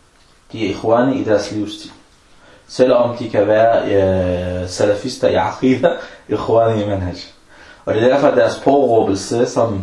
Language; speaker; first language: Danish; non-native, fluent; Arabic